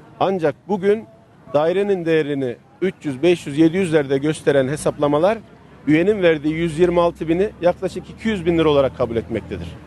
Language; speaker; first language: Turkish; native; Turkish